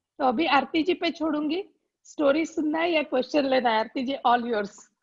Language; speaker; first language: Hindi; non-native, local second language; Gujarati